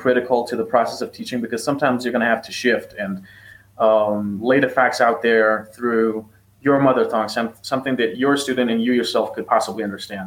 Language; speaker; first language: English; non-native, fluent; Persian